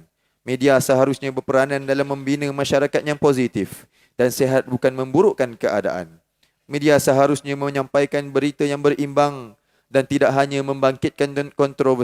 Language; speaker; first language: Malay; native; Malay